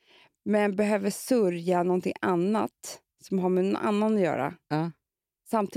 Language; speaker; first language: Swedish; native; Swedish